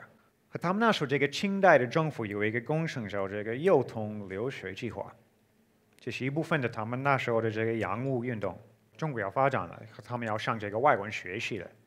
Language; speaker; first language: Chinese; non-native, fluent; English